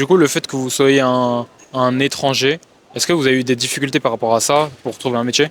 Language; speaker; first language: French; native; French